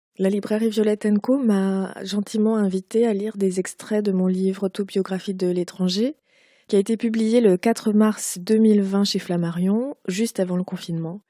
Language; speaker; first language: French; native; French